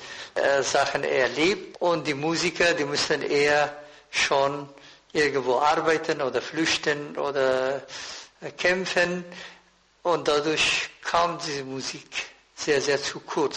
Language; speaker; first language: German; non-native, fluent; Persian